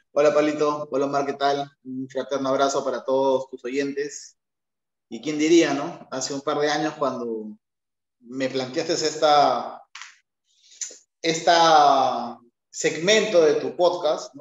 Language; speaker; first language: Spanish; native; Spanish